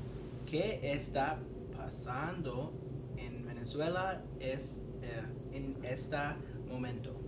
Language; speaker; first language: Spanish; non-native, learner; English